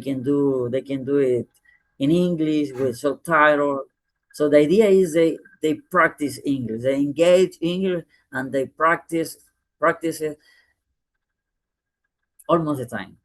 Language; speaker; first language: English; non-native, fluent; Spanish